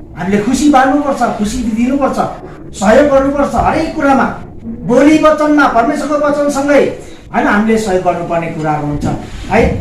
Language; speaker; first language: Nepali; non-native, local second language; Limbu